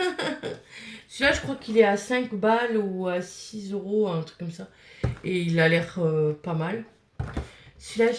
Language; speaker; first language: French; native; French